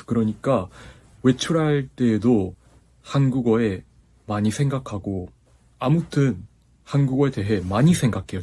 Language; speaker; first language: Korean; non-native, fluent; Japanese